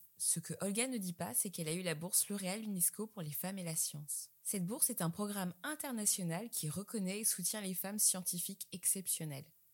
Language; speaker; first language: French; native; French